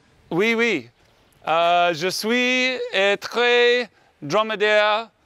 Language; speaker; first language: French; non-native, learner; English